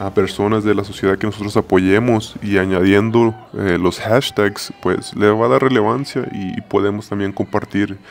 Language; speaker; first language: Spanish; native; Spanish